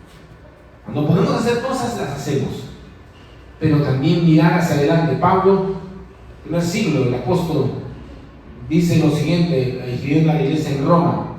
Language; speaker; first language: Spanish; native; Spanish